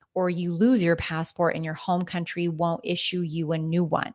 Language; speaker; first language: English; native; English